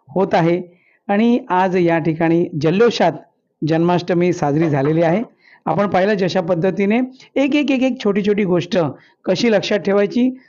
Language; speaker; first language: Marathi; non-native, local second language; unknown